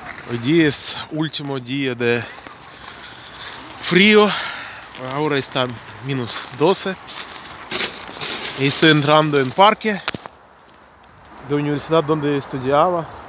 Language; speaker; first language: Spanish; non-native, fluent; Russian